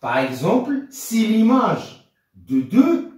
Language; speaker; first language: French; non-native, local second language; Arabic